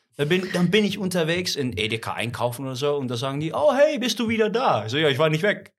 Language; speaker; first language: German; non-native, fluent; Dutch